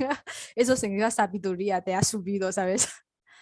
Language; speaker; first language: Spanish; non-native, learner; Chinese